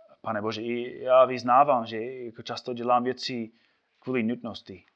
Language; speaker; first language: Czech; non-native, fluent; English